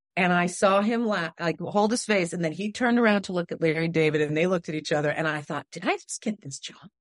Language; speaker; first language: English; native; English